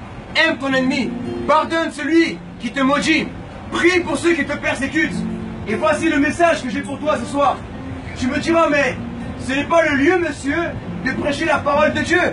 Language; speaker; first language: French; native; French